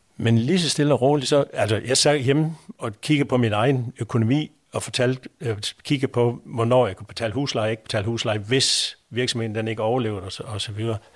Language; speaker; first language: Danish; native; Danish